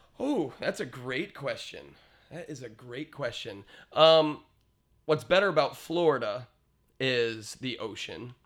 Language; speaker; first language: English; native; English